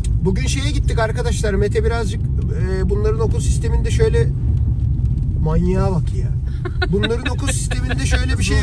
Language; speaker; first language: Turkish; native; Turkish